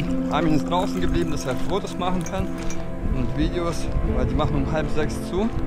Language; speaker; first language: German; non-native, fluent; Russian